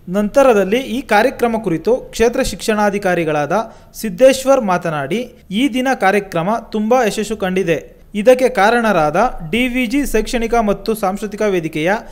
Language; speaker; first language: Kannada; native; Kannada